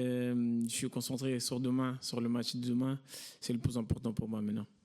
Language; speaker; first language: French; non-native, fluent; Portuguese